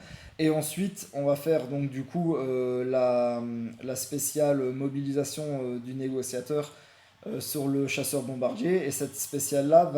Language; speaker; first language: French; native; French